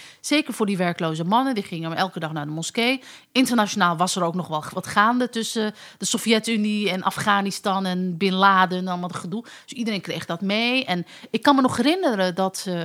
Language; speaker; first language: Dutch; early bilingual, other home language; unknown